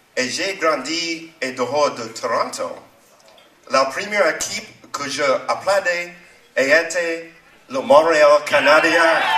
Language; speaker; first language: French; non-native, local second language; English